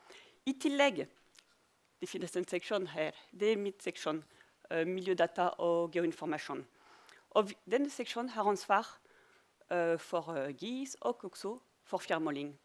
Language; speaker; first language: Norwegian; non-native, fluent; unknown